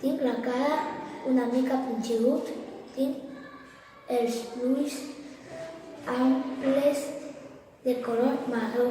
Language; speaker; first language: Catalan; early bilingual, other home language; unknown